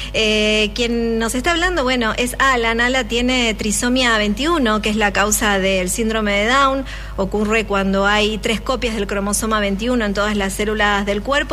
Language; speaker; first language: Spanish; native; Spanish